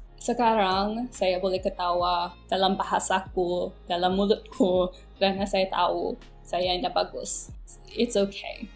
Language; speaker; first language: Malay; non-native, local second language; English